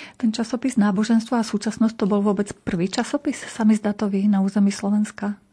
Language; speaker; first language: Slovak; native; Slovak